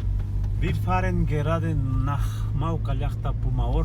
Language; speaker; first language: German; non-native, learner; Spanish